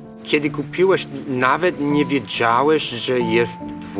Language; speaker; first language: Polish; non-native, learner; English